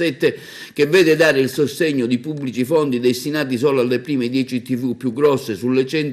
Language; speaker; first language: Italian; native; Italian